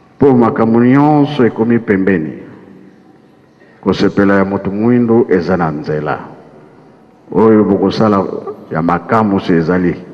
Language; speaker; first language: Lingala; non-native, local second language; Kongo